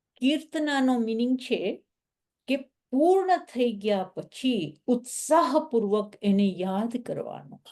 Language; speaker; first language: Gujarati; early bilingual, heritage; Gujarati